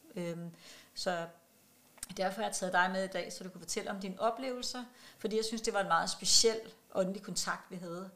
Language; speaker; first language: Danish; non-native, local second language; Kalaallisut